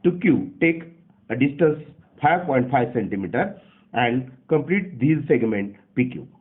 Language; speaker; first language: English; non-native, local second language; Marathi